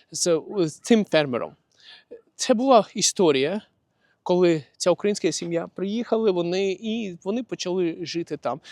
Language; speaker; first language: Ukrainian; non-native, local second language; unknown